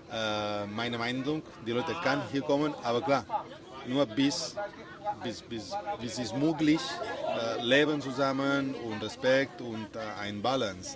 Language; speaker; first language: German; non-native, learner; Spanish